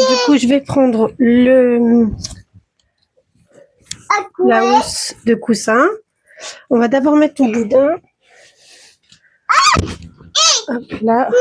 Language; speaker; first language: French; native; French